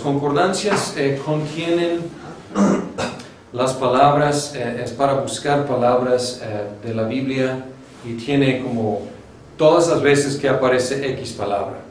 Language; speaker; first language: Spanish; non-native, fluent; English